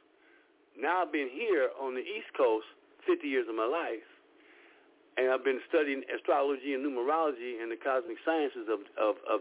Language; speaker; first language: English; native; English